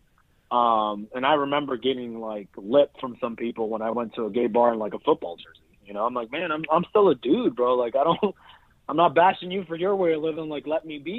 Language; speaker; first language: English; native; English